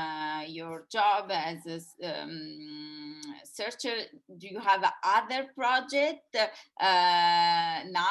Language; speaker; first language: English; non-native, fluent; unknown